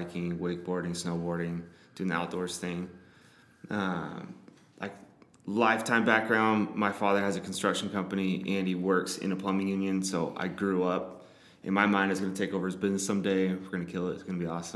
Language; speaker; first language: English; native; English